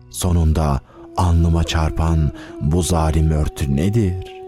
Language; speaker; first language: Turkish; native; Turkish